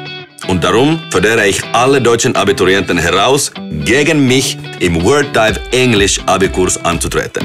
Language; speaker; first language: German; non-native, learner; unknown